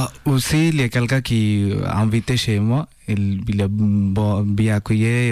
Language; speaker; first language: French; non-native, learner; Bangla